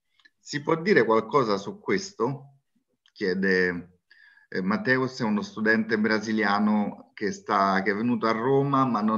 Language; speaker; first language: Italian; native; Italian